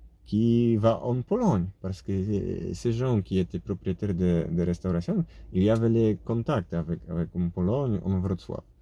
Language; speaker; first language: French; non-native, fluent; Polish